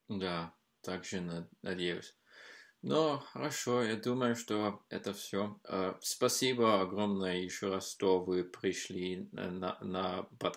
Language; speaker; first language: Russian; non-native, fluent; Norwegian